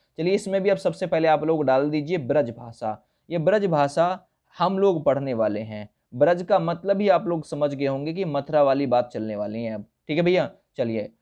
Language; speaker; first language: Hindi; native; Hindi